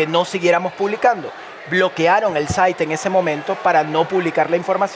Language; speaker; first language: Spanish; native; Spanish